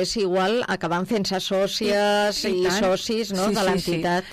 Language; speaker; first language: Catalan; native; Catalan